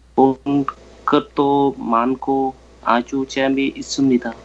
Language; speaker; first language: Korean; non-native, learner; Vietnamese